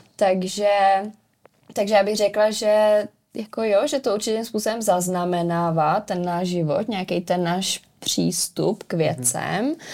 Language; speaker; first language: Czech; native; Czech